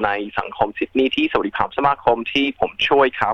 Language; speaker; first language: Thai; early bilingual, heritage; Thai